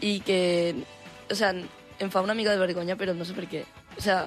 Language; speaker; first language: Catalan; non-native, local second language; Spanish